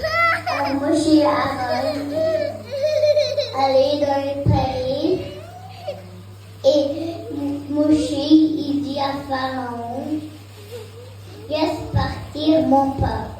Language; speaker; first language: French; early bilingual, heritage; French